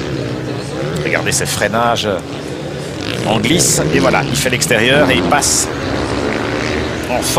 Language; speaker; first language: French; native; French